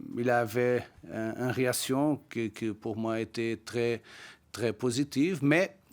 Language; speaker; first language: French; non-native, learner; Portuguese